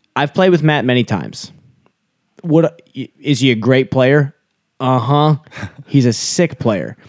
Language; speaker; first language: English; native; English